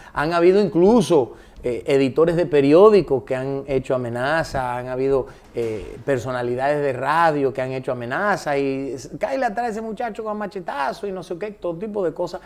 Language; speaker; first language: Spanish; early bilingual, heritage; Spanish